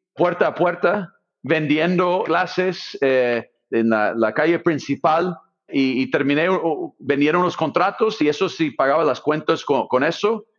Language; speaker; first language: Spanish; non-native, fluent; English